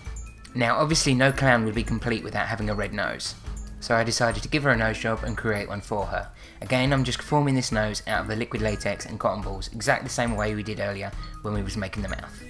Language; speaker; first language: English; native; English